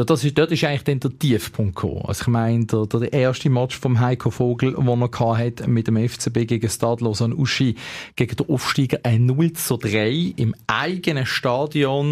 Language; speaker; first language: German; native; German